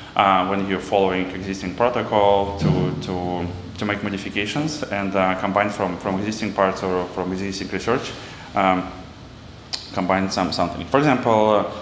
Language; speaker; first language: English; non-native, fluent; Russian